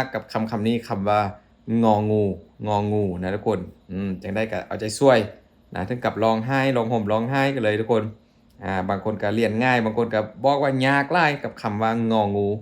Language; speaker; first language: Thai; non-native, local second language; Northeastern Thai